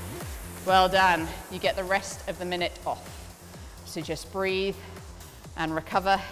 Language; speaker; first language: English; native; English